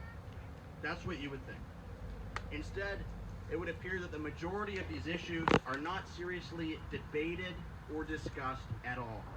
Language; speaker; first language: English; native; English